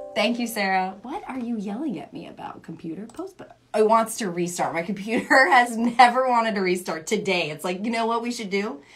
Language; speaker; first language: English; native; English